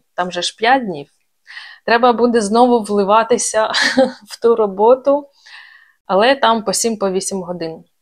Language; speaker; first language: Ukrainian; native; Ukrainian